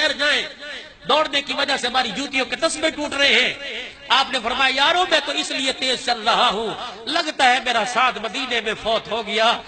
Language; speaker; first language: Urdu; non-native, local second language; Punjabi